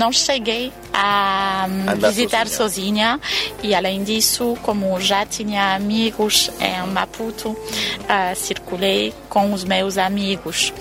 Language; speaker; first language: Portuguese; non-native, fluent; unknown